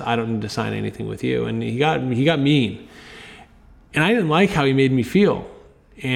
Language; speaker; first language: English; native; English